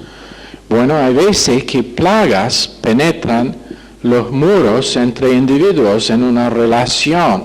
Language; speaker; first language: Spanish; non-native, fluent; English